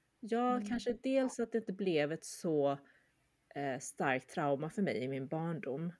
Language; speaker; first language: Swedish; early bilingual, other home language; Chinese